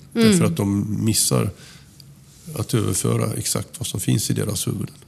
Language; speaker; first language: Swedish; native; Swedish